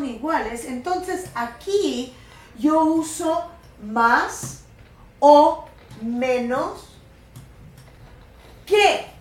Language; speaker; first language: Spanish; non-native, fluent; English